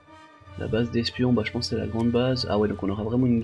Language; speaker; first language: French; native; French